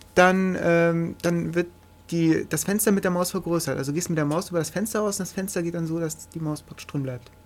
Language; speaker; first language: German; native; German